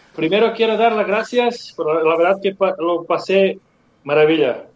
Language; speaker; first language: Spanish; non-native, fluent; Serbian